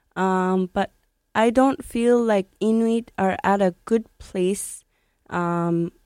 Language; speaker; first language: English; native; English